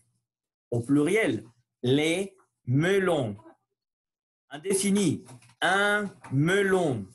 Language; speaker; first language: French; non-native, learner; Spanish